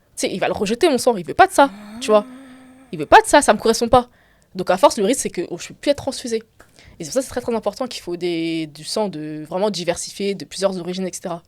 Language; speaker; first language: French; native; French